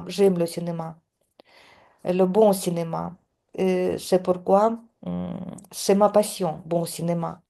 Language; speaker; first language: French; non-native, fluent; Russian